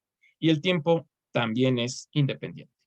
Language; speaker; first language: Spanish; native; Spanish